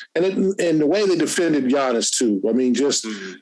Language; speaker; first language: English; native; English